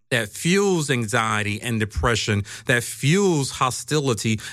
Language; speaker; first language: English; native; English